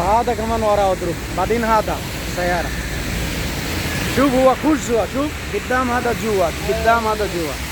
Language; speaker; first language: Arabic; non-native, learner; Bangla